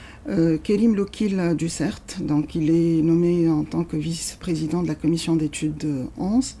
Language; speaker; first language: French; non-native, local second language; Arabic